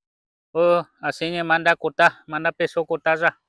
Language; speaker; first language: Portuguese; non-native, learner; Vietnamese